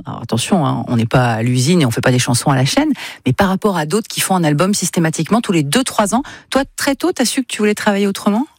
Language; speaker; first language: French; native; French